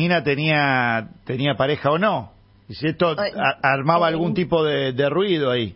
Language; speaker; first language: Spanish; native; Spanish